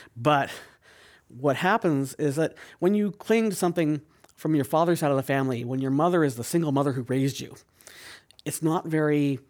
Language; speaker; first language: English; native; English